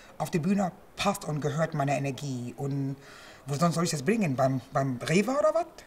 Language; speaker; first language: German; non-native, fluent; English